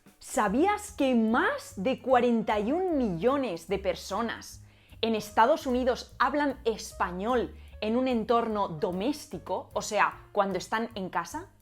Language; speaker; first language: Spanish; native; Spanish